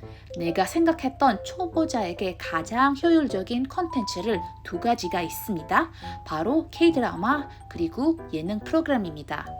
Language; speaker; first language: Korean; non-native, learner; Indonesian